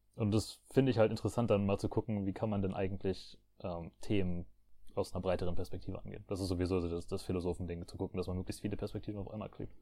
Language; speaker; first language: German; native; German